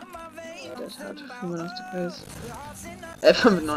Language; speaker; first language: German; native; German